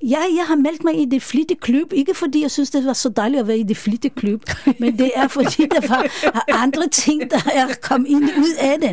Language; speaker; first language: Danish; non-native, fluent; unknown